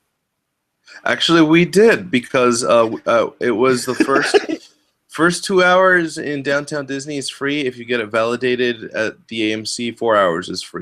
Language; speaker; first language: English; native; English